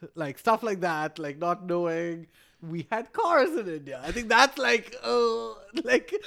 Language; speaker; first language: English; non-native, local second language; Malayalam